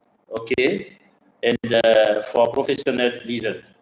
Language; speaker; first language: English; non-native, learner; French